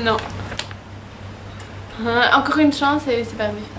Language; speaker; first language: French; native; French